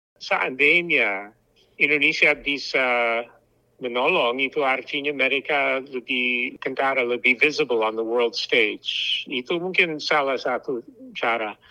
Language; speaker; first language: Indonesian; non-native, fluent; English